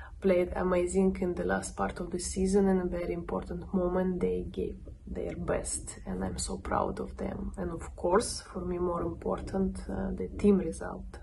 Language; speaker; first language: English; non-native, learner; Russian